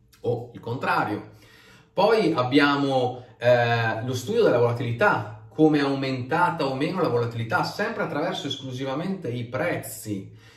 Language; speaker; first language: Italian; native; Italian